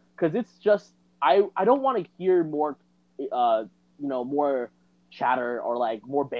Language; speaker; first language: English; native; English